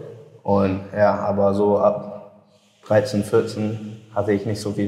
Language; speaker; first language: German; early bilingual, heritage; English